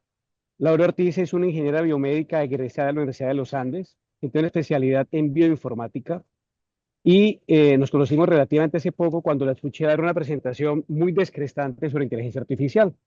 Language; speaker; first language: Spanish; native; Spanish